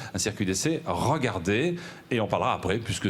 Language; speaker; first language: French; native; French